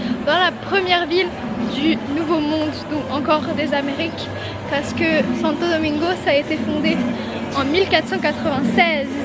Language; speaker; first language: French; native; French